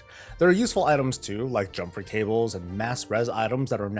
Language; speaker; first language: English; native; English